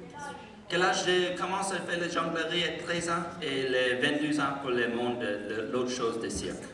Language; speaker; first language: French; non-native, learner; English